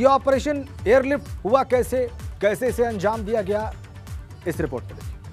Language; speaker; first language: Hindi; native; Hindi